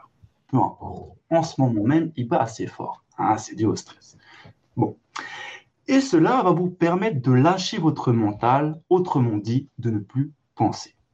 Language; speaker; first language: French; native; French